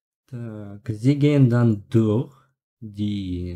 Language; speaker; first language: German; non-native, learner; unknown